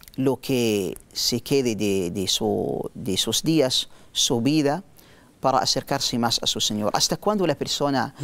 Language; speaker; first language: Spanish; non-native, learner; Arabic